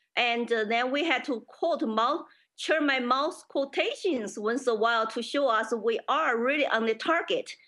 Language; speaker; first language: English; non-native, fluent; Chinese